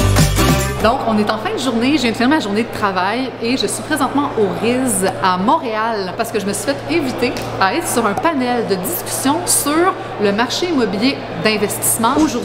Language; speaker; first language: French; native; French